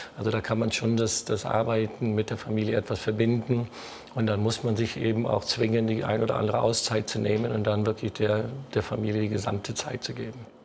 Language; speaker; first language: German; non-native, fluent; English